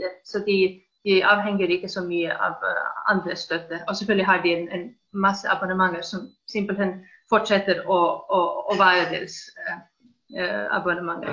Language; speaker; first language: Danish; non-native, fluent; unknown